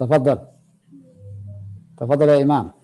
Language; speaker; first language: Arabic; non-native, fluent; Indonesian